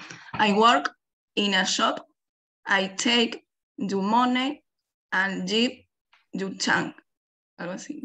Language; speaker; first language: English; non-native, learner; Spanish